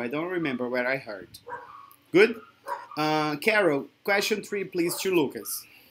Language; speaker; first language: English; non-native, fluent; Portuguese